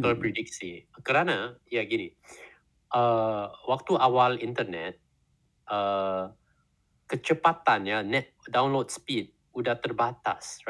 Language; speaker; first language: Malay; non-native, learner; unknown